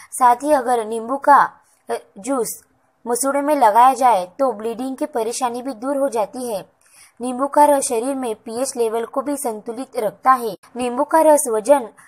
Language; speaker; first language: Hindi; non-native, local second language; Marathi